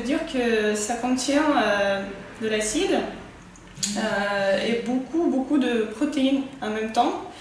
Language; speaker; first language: French; non-native, fluent; Russian